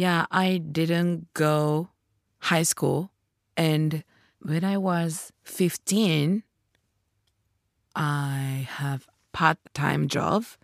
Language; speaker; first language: English; non-native, learner; Japanese